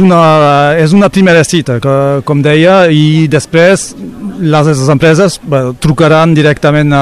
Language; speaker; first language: Catalan; non-native, local second language; French